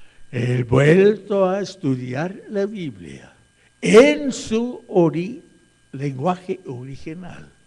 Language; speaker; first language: Spanish; non-native, fluent; English